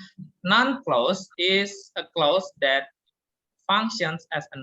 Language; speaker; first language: English; non-native, fluent; Indonesian